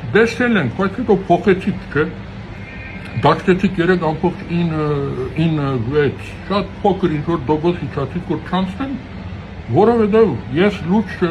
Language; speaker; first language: Armenian; early bilingual, heritage; Armenian